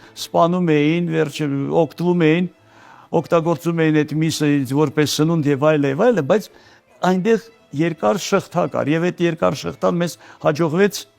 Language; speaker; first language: Armenian; native; Armenian